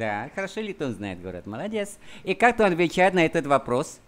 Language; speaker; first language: Russian; non-native, fluent; Vietnamese